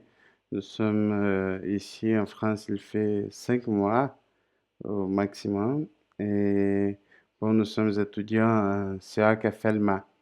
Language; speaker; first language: French; non-native, learner; Portuguese